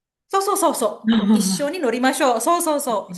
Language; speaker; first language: Japanese; non-native, fluent; Indonesian